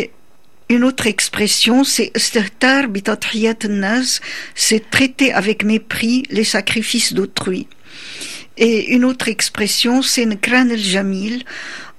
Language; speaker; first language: French; non-native, local second language; Arabic